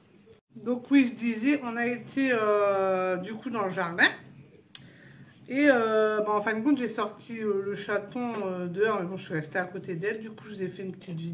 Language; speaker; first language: French; native; French